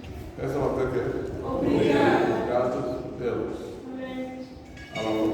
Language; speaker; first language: Portuguese; non-native, learner; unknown